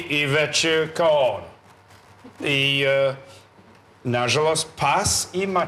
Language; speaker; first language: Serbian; non-native, learner; English